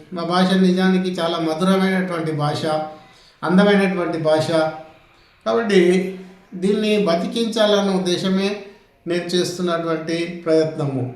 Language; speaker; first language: Telugu; non-native, local second language; Gondi